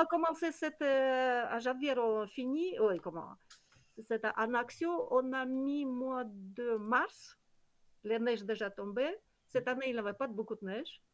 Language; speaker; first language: French; non-native, learner; Kyrgyz